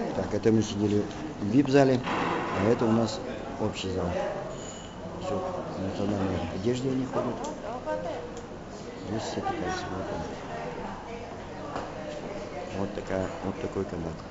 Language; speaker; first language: Russian; native; Russian